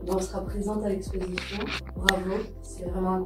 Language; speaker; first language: French; native; French